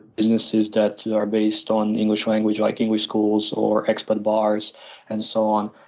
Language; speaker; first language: English; non-native, fluent; Croatian